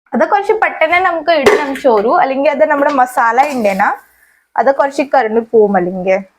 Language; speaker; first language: Malayalam; non-native, fluent; Hindi